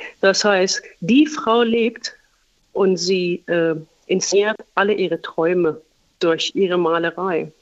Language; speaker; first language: German; non-native, fluent; Persian